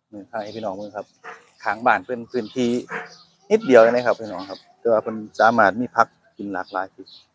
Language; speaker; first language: Thai; native; Thai